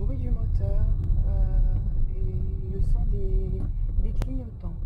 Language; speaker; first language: French; native; French